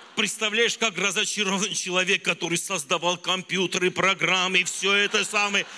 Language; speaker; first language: Russian; non-native, local second language; Armenian